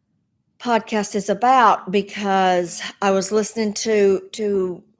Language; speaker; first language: English; native; English